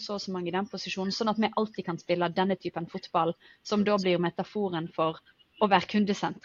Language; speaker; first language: Norwegian; native; Norwegian